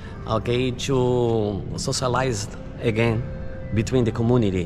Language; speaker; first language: English; non-native, fluent; Portuguese